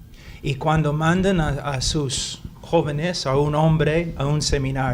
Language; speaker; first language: Spanish; non-native, fluent; English